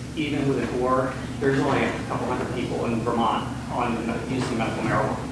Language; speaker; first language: English; native; English